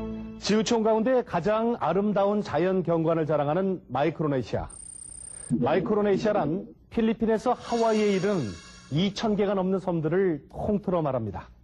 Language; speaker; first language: Korean; native; Korean